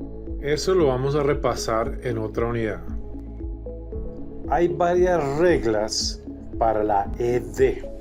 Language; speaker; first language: Spanish; non-native, fluent; English